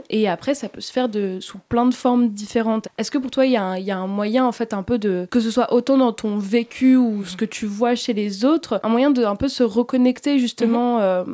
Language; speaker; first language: French; native; French